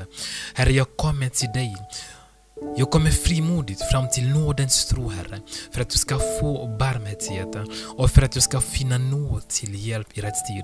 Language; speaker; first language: Swedish; non-native, fluent; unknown